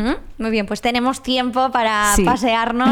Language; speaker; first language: Spanish; non-native, local second language; Catalan